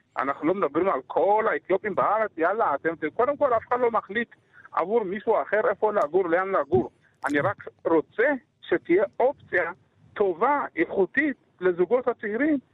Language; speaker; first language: Hebrew; early bilingual, other home language; Amharic